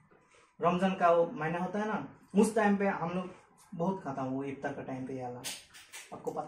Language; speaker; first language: Hindi; non-native, learner; Bangla